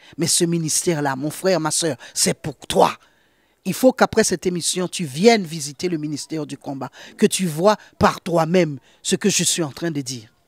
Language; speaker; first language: French; non-native, local second language; Haitian Creole